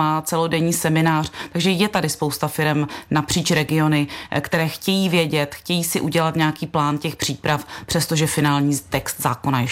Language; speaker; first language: Czech; native; Czech